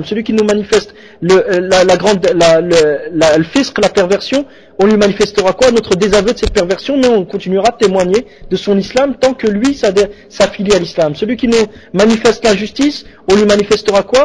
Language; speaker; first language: French; native; French